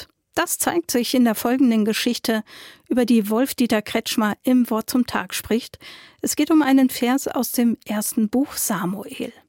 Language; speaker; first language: German; native; German